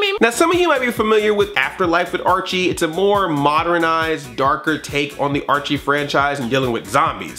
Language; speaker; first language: English; native; English